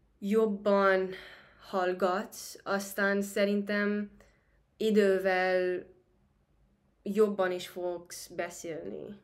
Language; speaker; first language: Hungarian; non-native, fluent; Spanish